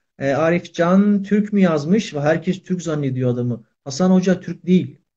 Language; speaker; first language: Turkish; native; Turkish